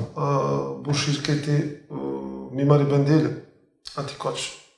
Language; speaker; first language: Turkish; non-native, fluent; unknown